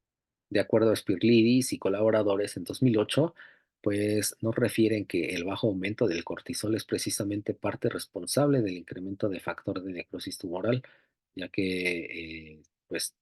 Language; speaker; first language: Spanish; native; Spanish